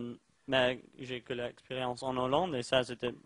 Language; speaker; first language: French; non-native, learner; Dutch